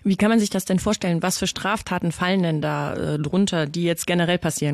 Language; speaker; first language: German; native; German